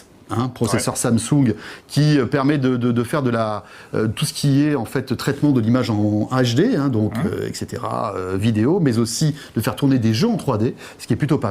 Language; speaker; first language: French; native; French